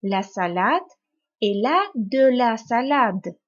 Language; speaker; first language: French; non-native, fluent; Ukrainian